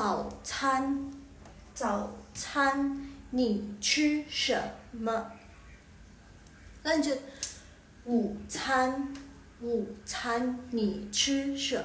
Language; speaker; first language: Chinese; non-native, fluent; Indonesian